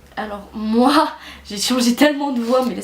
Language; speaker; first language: French; native; French